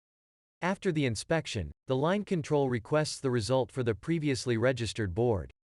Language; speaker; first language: English; non-native, fluent; German